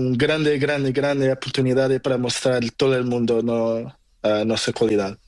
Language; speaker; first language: Spanish; non-native, learner; Portuguese